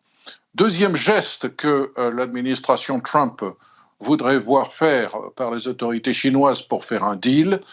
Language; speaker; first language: French; native; French